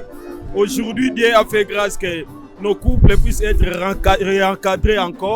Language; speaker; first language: French; non-native, local second language; Lingala